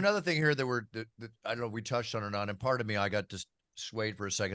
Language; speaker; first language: English; native; English